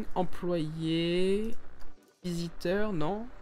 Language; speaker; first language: French; native; French